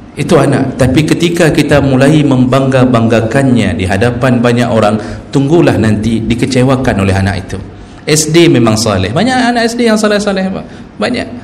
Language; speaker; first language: Malay; non-native, local second language; Achinese